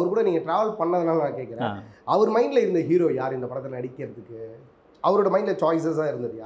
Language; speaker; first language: Tamil; native; Tamil